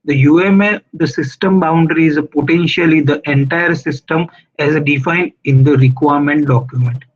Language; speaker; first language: English; non-native, local second language; Gujarati